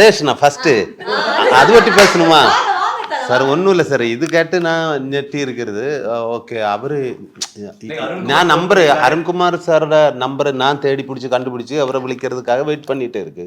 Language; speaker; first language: Tamil; non-native, learner; Malayalam